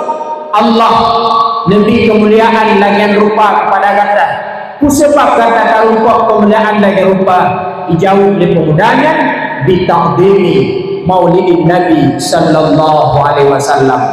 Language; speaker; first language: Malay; non-native, local second language; Achinese